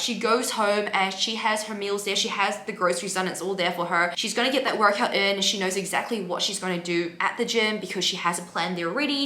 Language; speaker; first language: English; native; English